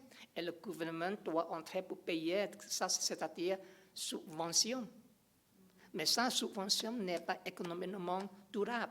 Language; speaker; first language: French; non-native, learner; English